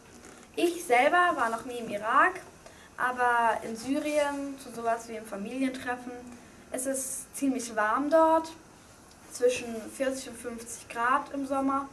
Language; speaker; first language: German; early bilingual, other home language; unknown